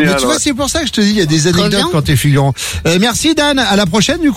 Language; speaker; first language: French; native; French